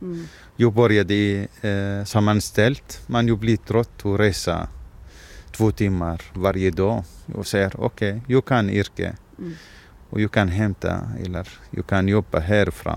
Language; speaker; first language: Swedish; non-native, fluent; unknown